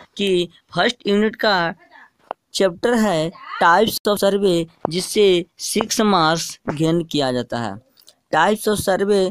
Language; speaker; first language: Hindi; native; Hindi